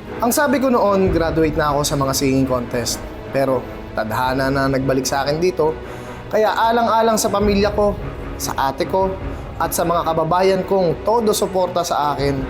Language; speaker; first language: Filipino; native; Filipino